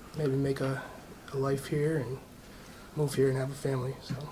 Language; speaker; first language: English; native; English